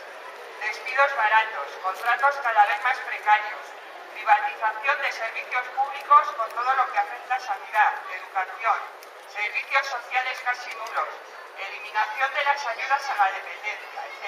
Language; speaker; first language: Spanish; native; Spanish